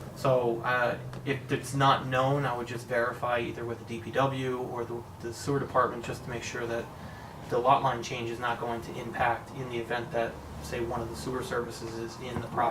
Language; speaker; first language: English; native; English